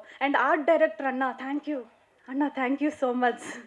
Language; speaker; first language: Tamil; non-native, learner; Kannada